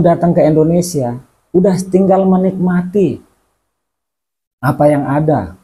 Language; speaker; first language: Indonesian; native; Indonesian